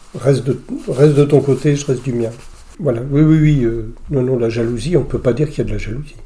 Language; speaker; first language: French; native; French